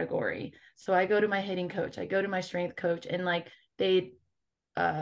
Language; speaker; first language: English; native; English